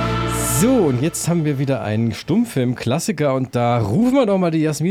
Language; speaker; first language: German; native; German